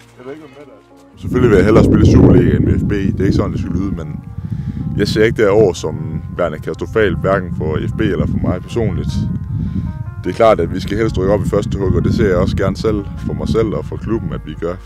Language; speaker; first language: Danish; native; Danish